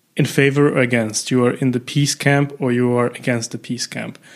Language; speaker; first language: English; non-native, fluent; Polish